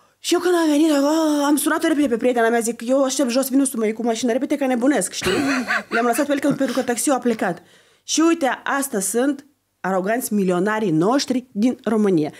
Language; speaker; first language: Romanian; non-native, fluent; Lithuanian